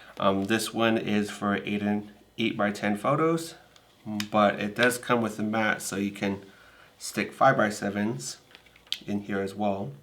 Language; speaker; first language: English; native; English